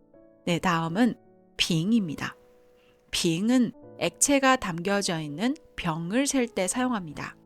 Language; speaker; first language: Korean; non-native, fluent; Chinese